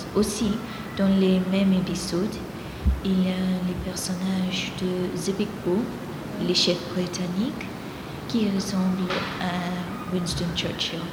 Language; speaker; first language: French; non-native, fluent; Greek